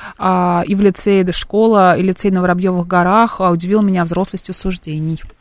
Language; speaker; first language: Russian; native; Russian